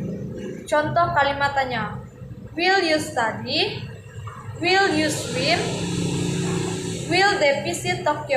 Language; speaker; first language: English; non-native, learner; Indonesian